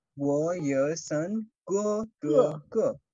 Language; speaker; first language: Chinese; non-native, learner; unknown